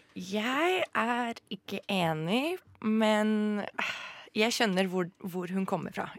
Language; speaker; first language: Norwegian; non-native, fluent; Greek